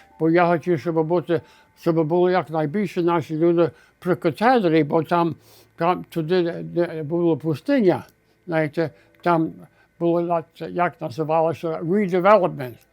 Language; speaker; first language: Ukrainian; early bilingual, heritage; Ukrainian